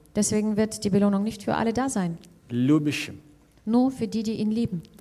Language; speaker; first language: German; non-native, fluent; Russian